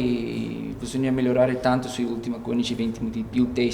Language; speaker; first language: Italian; non-native, learner; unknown